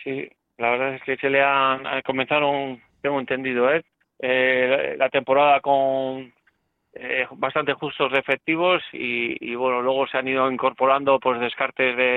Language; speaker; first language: Spanish; native; Spanish